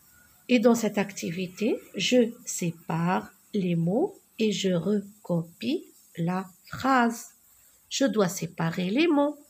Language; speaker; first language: French; non-native, local second language; Arabic